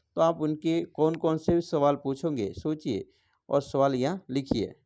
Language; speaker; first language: Hindi; non-native, local second language; Gujarati